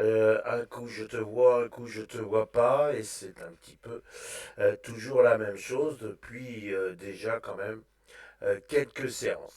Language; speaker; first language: French; native; French